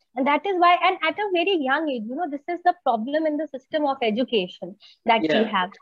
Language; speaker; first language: English; non-native, local second language; Hindi